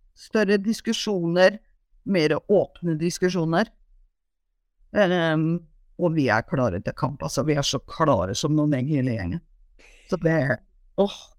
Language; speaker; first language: Norwegian; native; Norwegian